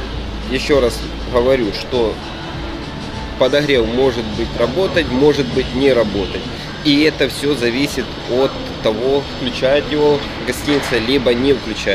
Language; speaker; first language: Russian; native; Russian